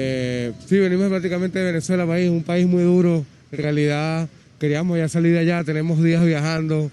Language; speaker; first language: Spanish; native; Spanish